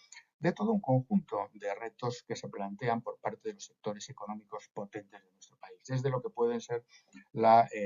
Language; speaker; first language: Spanish; native; Spanish